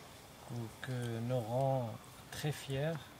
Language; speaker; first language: French; non-native, local second language; Arabic